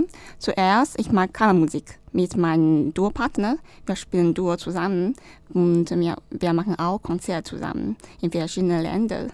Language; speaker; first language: German; non-native, learner; Chinese